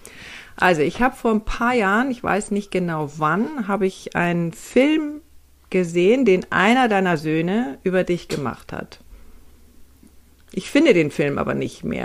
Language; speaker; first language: German; native; German